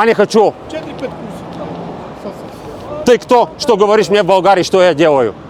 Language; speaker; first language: Russian; non-native, learner; Bulgarian